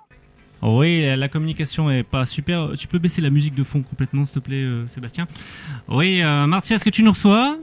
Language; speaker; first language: French; native; French